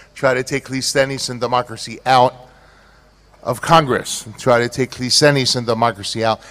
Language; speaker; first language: English; early bilingual, other home language; Greek